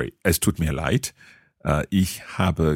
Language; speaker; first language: German; non-native, fluent; English